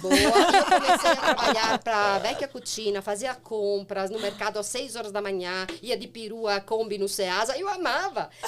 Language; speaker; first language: Portuguese; non-native, fluent; Italian